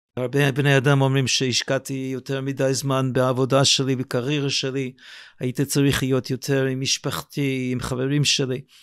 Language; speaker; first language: Hebrew; non-native, fluent; English